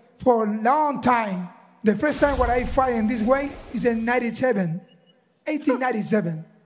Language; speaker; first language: English; non-native, learner; Spanish